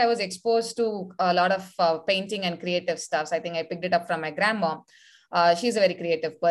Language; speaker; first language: English; non-native, local second language; Tamil